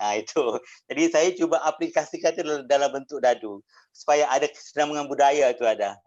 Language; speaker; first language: Malay; native; Malay